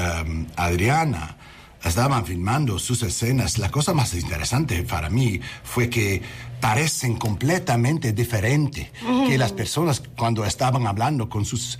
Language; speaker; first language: Spanish; non-native, learner; English